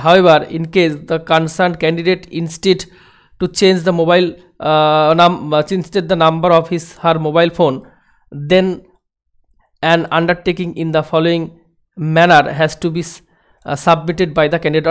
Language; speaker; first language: English; non-native, local second language; Bangla